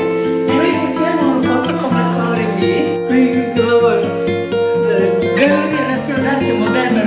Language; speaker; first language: Italian; non-native, learner; Turkish